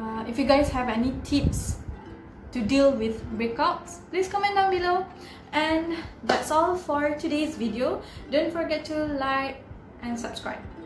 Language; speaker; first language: English; non-native, local second language; Malay